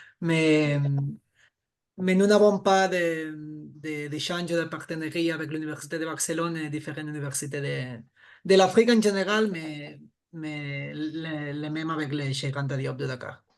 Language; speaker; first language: French; non-native, fluent; Catalan